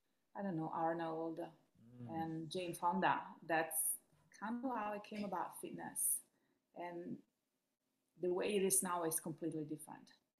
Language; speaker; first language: English; non-native, fluent; Italian